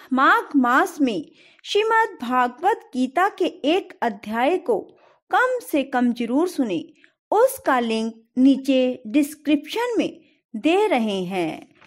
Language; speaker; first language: Hindi; native; Hindi